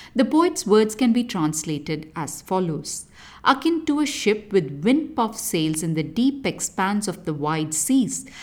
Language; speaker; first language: English; non-native, local second language; Tamil